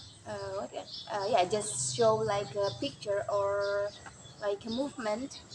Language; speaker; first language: English; non-native, learner; Indonesian